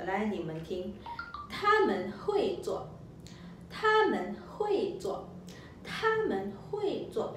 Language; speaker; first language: Chinese; non-native, local second language; Malay